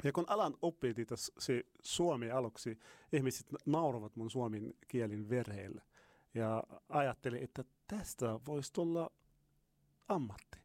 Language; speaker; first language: Finnish; non-native, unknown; Arabic